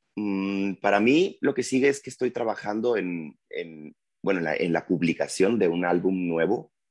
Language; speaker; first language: Spanish; native; Spanish